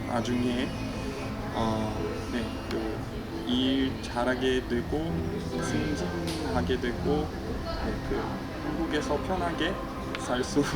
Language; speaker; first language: Korean; non-native, learner; Portuguese